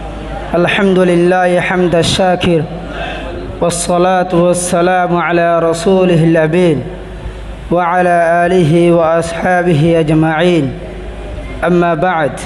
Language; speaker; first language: Arabic; non-native, learner; Rohingya